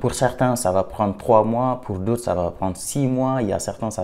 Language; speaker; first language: French; non-native, local second language; Wolof